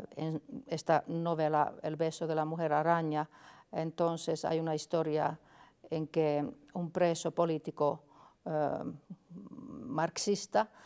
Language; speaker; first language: Spanish; non-native, fluent; Finnish